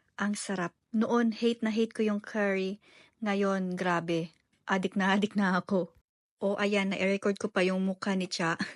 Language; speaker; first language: Filipino; native; Filipino